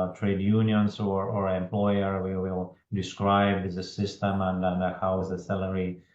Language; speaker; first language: English; non-native, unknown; Latvian